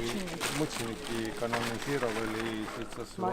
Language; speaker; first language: Russian; non-native, fluent; Estonian